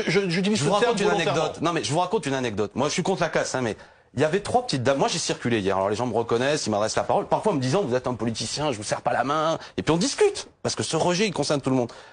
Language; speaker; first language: French; native; French